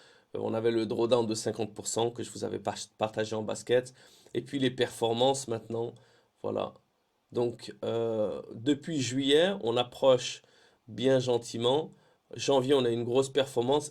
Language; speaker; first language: French; native; French